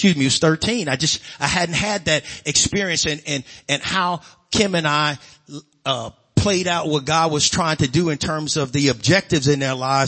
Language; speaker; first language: English; native; English